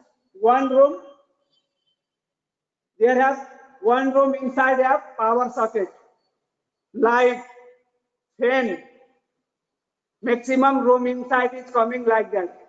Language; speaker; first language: English; non-native, learner; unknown